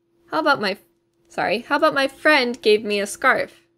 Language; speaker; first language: English; native; English